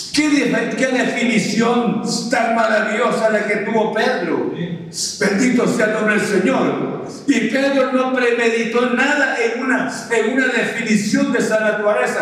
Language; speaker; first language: Spanish; native; Spanish